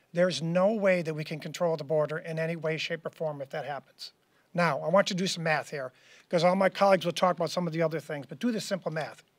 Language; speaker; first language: English; native; English